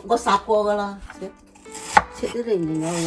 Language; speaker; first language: Cantonese; native; Cantonese